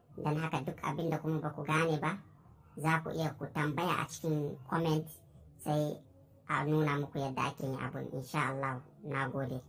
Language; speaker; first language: Hausa; non-native, local second language; Fula